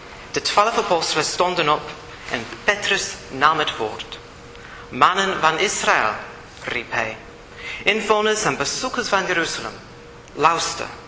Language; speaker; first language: Dutch; non-native, fluent; English